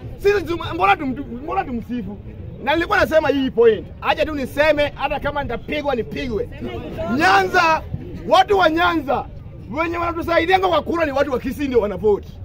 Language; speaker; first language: Swahili; non-native, local second language; Luo (Kenya and Tanzania)